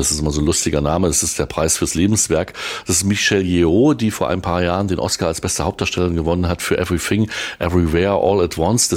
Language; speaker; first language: German; native; German